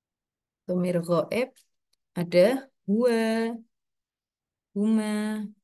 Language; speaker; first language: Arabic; non-native, fluent; Indonesian